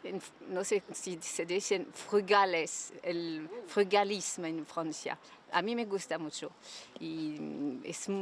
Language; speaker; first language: Spanish; non-native, learner; French